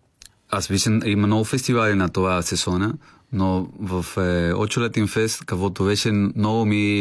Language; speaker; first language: Bulgarian; non-native, learner; Spanish